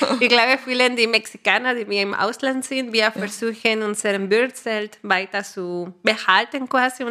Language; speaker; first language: German; non-native, fluent; Spanish